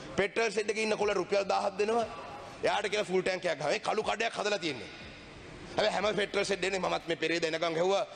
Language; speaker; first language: Sinhala; non-native, local second language; Tamil